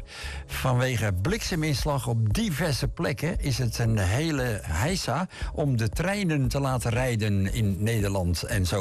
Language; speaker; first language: Dutch; native; Dutch